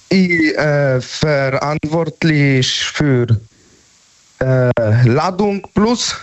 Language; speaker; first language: German; non-native, learner; Polish